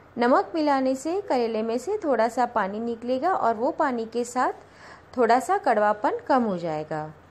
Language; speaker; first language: Hindi; non-native, local second language; Gujarati